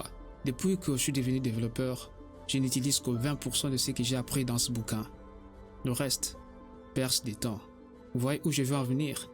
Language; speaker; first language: French; native; French